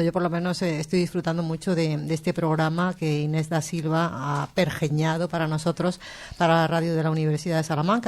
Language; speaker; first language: Spanish; native; Spanish